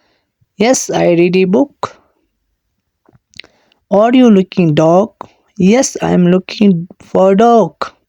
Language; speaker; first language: English; non-native, learner; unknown